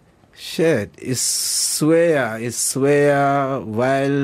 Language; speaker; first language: German; non-native, learner; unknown